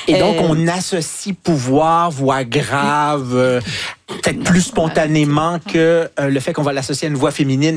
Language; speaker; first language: French; native; French